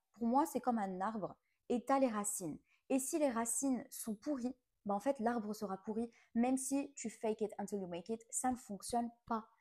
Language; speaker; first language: French; non-native, local second language; Arabic